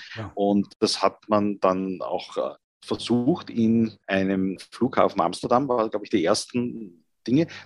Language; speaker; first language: German; native; German